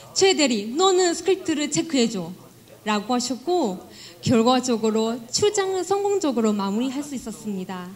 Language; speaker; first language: Korean; non-native, fluent; Chinese